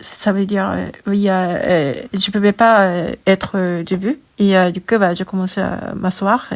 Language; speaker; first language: French; non-native, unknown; Japanese